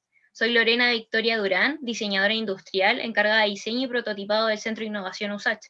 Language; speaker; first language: Spanish; native; Spanish